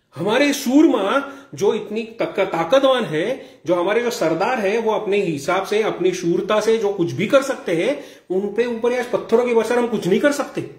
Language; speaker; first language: Hindi; non-native, local second language; Marathi